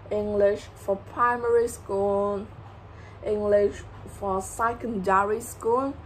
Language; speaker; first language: English; non-native, learner; Vietnamese